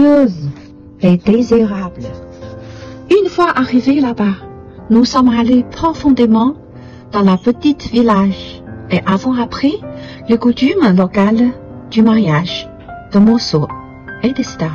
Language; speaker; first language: French; non-native, fluent; Chinese